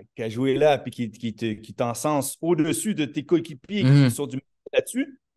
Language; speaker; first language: French; native; French